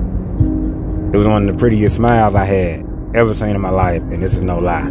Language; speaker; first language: English; native; English